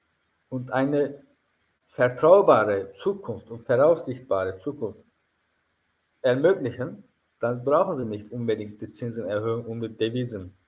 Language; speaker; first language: German; non-native, fluent; Turkish